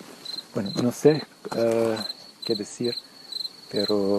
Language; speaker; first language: Spanish; non-native, fluent; German